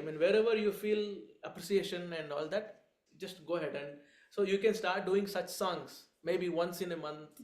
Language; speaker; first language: English; non-native, local second language; Kannada